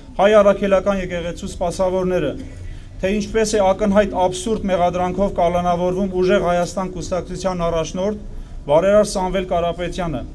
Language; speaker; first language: Armenian; non-native, local second language; Kurdish